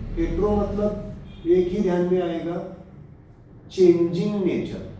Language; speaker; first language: Hindi; non-native, local second language; Marathi